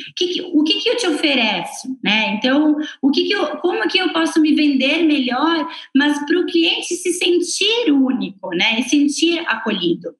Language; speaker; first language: Portuguese; non-native, fluent; Italian